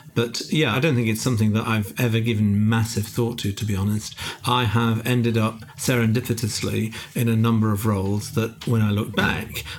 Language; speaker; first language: English; native; English